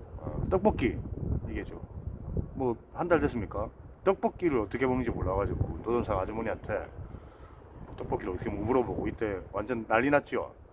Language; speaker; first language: Korean; native; Korean